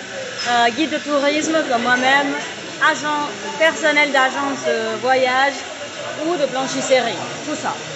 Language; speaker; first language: French; non-native, fluent; Spanish